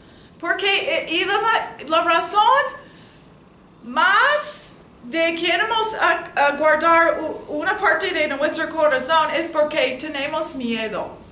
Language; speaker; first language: Spanish; non-native, learner; English